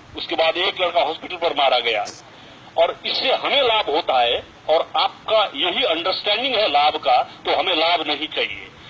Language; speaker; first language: Hindi; non-native, local second language; Nepali